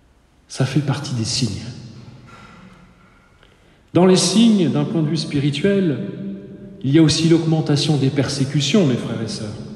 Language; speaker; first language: French; native; French